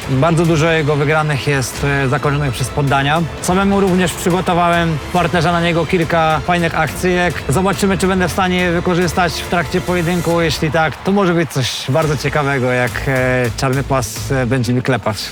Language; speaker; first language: Polish; native; Polish